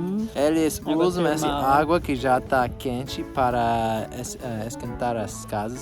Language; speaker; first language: Portuguese; non-native, fluent; English